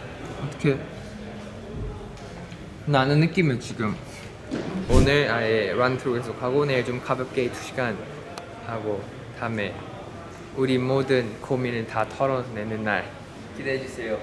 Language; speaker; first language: Korean; non-native, fluent; Thai